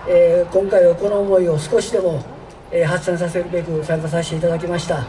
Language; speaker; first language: Japanese; native; Japanese